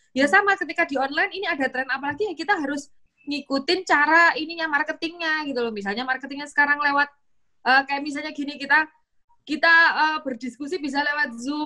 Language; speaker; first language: Indonesian; native; Indonesian